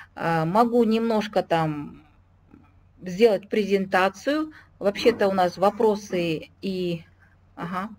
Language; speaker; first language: Russian; non-native, local second language; Kazakh